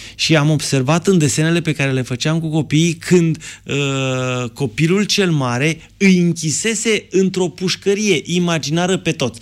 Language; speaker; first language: Romanian; native; Romanian